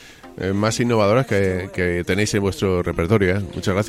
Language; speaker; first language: Spanish; native; Spanish